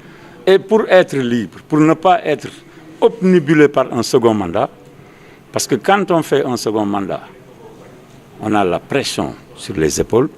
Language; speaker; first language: French; non-native, local second language; Wolof